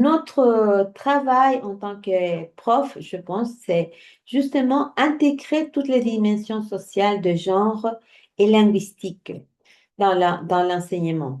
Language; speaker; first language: French; non-native, fluent; Spanish